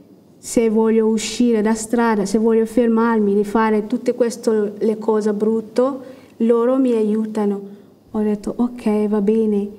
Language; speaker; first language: Italian; non-native, learner; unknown